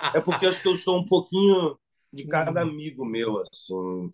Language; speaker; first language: Portuguese; native; Portuguese